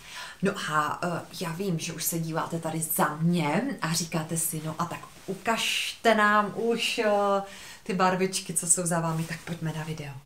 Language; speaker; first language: Czech; native; Czech